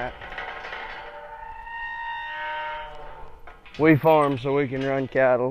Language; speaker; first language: English; native; English